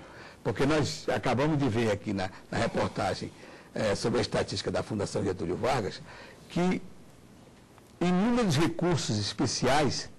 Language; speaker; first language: Portuguese; native; Portuguese